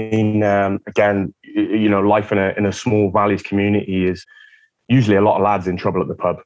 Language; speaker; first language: English; native; English